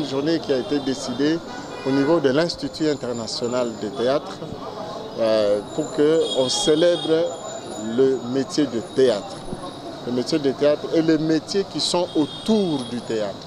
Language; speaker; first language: French; non-native, local second language; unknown